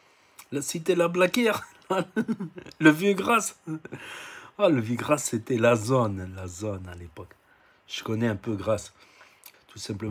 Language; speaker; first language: French; native; French